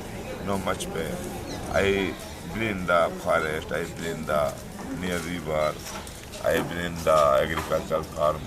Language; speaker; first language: English; non-native, learner; Hindi